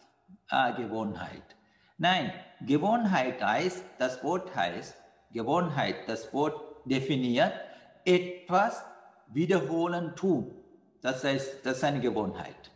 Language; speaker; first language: German; non-native, fluent; Sinhala